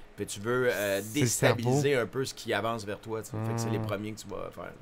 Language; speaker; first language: French; native; French